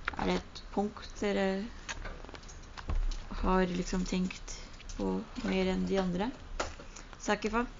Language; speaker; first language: Norwegian; early bilingual, other home language; Urdu